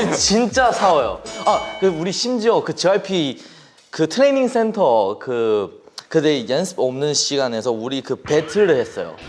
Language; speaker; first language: Korean; non-native, fluent; Chinese